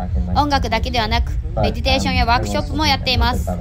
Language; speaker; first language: Japanese; native; Japanese